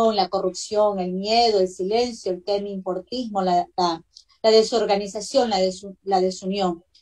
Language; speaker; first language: Spanish; native; Spanish